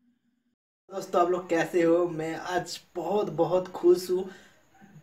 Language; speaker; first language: Hindi; non-native, local second language; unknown